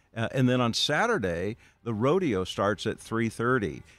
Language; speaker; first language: English; native; English